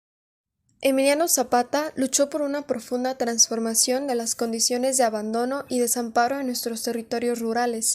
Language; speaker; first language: Spanish; native; Spanish